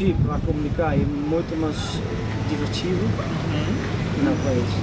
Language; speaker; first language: Portuguese; non-native, learner; Dutch